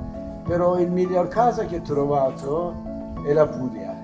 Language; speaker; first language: Italian; non-native, fluent; Persian